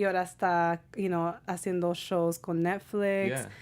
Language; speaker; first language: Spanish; early bilingual, heritage; Spanish